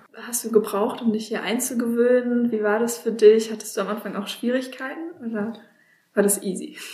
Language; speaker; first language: German; native; German